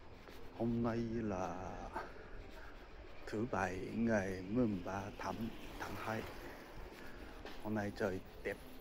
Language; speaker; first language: Vietnamese; non-native, learner; Japanese